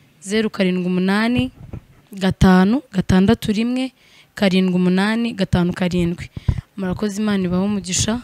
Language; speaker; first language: Kinyarwanda; native; Kinyarwanda